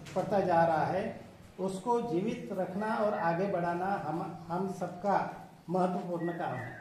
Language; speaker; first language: Hindi; non-native, local second language; Marathi